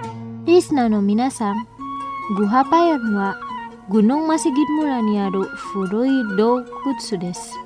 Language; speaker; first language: Japanese; non-native, fluent; Indonesian